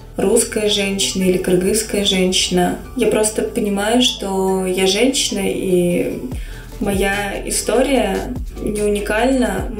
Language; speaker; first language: Russian; native; Russian